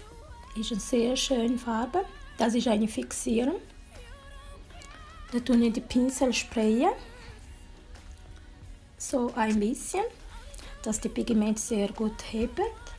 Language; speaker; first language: German; non-native, learner; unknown